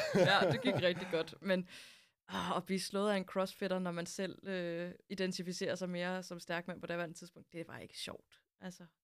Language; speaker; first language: Danish; native; Danish